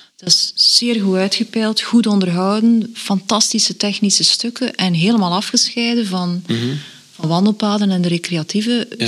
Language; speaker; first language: Dutch; native; Dutch